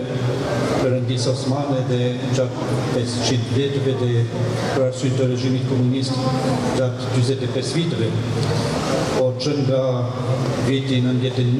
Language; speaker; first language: Albanian; non-native, fluent; French